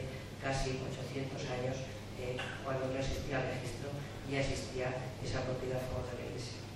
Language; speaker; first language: Spanish; native; Spanish